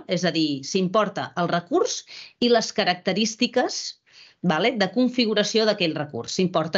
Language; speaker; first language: Catalan; native; Catalan